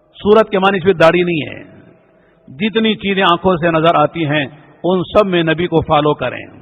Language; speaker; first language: Urdu; native; Urdu